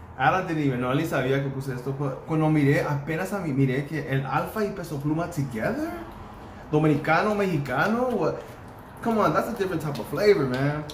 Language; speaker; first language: English; early bilingual, other home language; Spanish